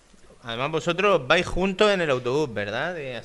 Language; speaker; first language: Spanish; native; Spanish